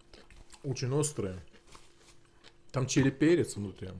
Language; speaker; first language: Russian; non-native, fluent; Azerbaijani